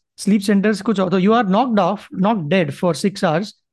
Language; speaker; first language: English; non-native, local second language; Marathi